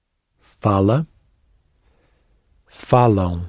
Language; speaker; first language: Portuguese; non-native, learner; English